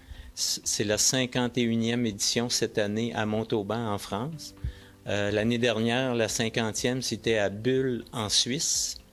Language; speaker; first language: French; native; French